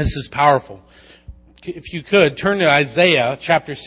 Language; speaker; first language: English; native; English